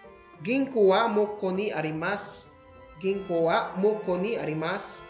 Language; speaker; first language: Japanese; non-native, fluent; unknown